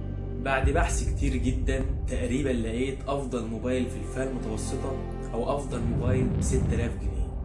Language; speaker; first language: Arabic; native; Arabic